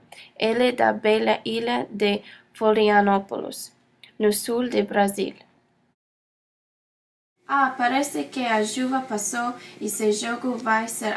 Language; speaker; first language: Portuguese; non-native, learner; English